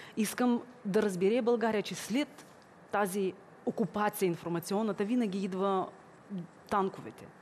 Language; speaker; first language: Bulgarian; early bilingual, heritage; Bulgarian